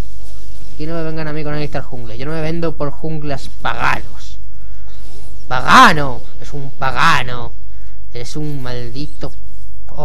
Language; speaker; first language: Spanish; native; Spanish